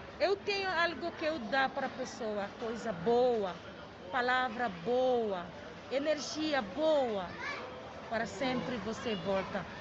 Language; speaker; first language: Portuguese; non-native, learner; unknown